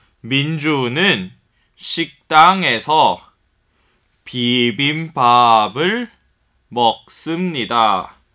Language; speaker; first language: Korean; non-native, fluent; Chinese